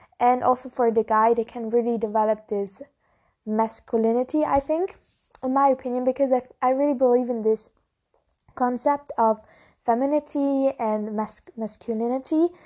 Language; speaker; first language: English; non-native, fluent; German